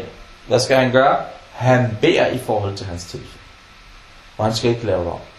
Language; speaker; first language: Danish; non-native, fluent; Arabic